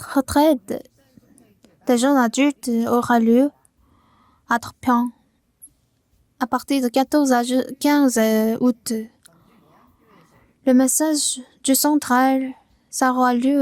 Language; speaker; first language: French; non-native, learner; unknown